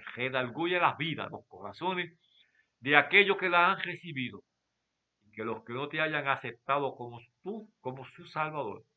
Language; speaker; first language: Spanish; native; Spanish